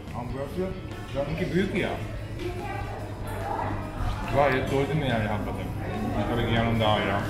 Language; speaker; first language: Turkish; non-native, fluent; Japanese